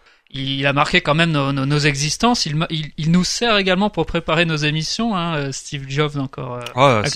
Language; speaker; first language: French; native; French